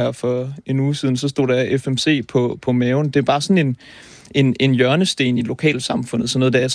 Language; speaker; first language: Danish; native; Danish